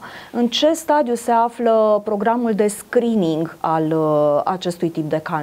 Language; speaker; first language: Romanian; native; Romanian